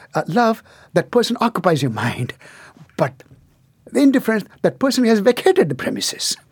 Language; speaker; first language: English; non-native, local second language; Tamil